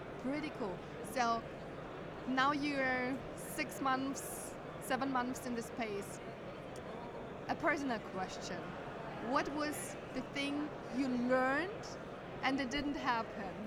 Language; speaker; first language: English; non-native, fluent; German